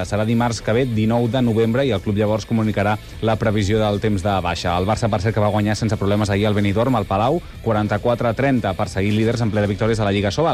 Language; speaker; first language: Catalan; native; Catalan